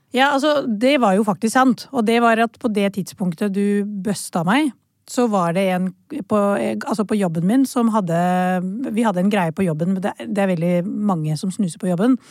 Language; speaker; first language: Norwegian; early bilingual, other home language; Urdu